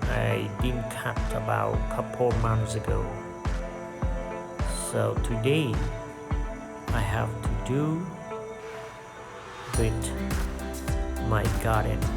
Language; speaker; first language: English; non-native, learner; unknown